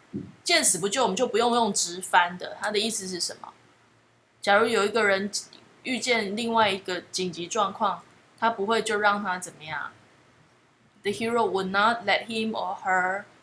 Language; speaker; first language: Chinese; native; Chinese